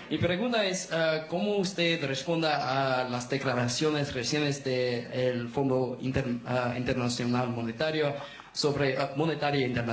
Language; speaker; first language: Spanish; non-native, learner; English